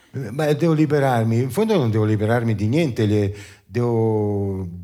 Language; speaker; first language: Italian; native; Italian